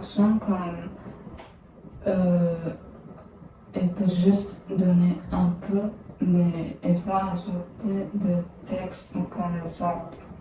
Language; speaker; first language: French; non-native, learner; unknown